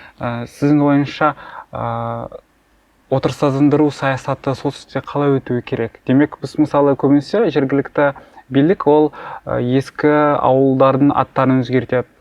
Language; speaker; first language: Kazakh; native; Kazakh